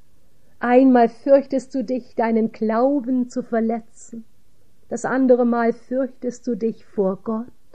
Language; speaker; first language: German; native; German